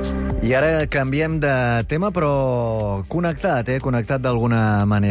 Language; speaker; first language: Catalan; native; Catalan